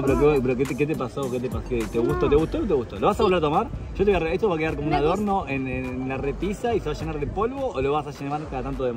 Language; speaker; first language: Spanish; native; Spanish